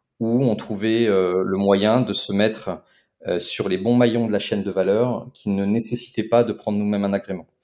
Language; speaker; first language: French; native; French